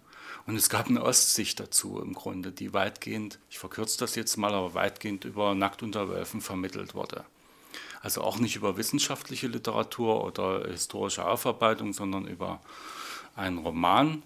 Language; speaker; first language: German; native; German